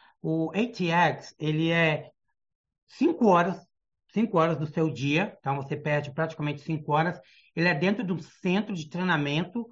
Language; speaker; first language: Portuguese; early bilingual, heritage; Portuguese